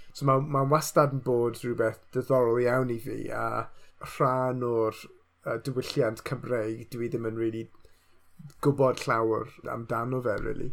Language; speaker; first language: Welsh; non-native, local second language; English